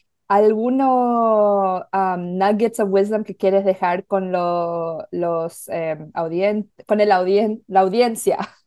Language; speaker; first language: Spanish; early bilingual, heritage; Spanish